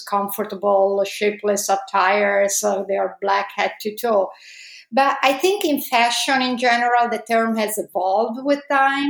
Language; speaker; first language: English; non-native, fluent; Italian